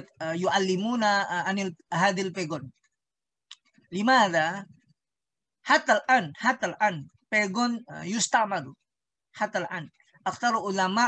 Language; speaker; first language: Arabic; non-native, learner; Indonesian